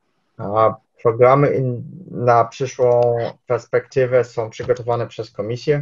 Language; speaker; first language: Polish; early bilingual, heritage; Polish